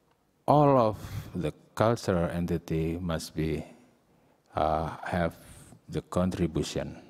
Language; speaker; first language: English; non-native, learner; Indonesian